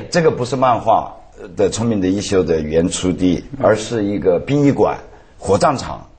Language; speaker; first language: Chinese; native; Chinese